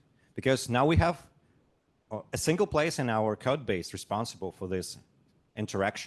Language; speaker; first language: English; non-native, fluent; Russian